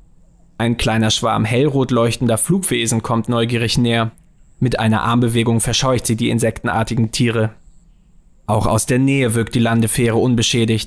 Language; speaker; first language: German; native; German